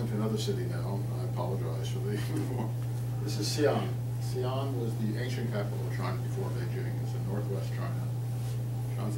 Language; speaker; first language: English; native; English